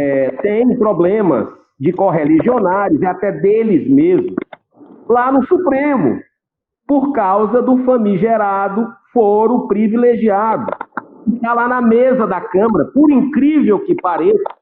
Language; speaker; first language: Portuguese; native; Portuguese